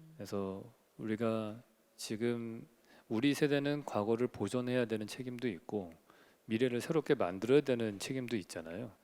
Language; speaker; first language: Korean; native; Korean